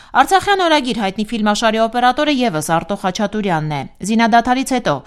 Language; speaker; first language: Armenian; native; Armenian